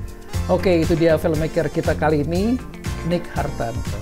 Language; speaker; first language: Indonesian; native; Indonesian